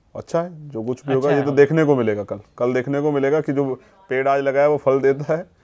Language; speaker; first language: Hindi; native; Hindi